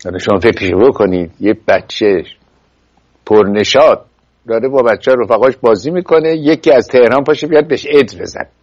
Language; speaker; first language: Persian; native; Persian